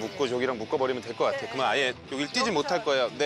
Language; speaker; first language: Korean; native; Korean